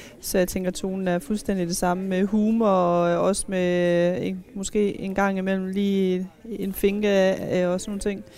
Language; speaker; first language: Danish; native; Danish